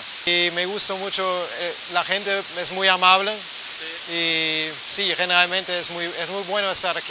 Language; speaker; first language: Spanish; non-native, learner; German